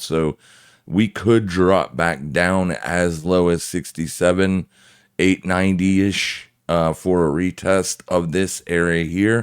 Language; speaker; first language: English; native; English